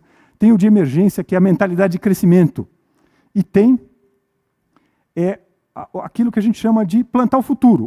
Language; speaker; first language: Portuguese; native; Portuguese